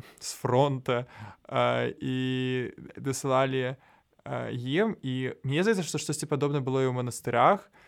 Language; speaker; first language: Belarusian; non-native, local second language; Russian